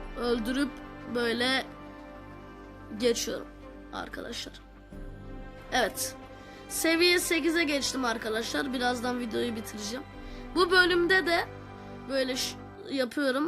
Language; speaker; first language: Turkish; native; Turkish